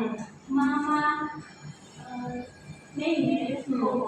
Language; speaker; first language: Chinese; non-native, learner; Indonesian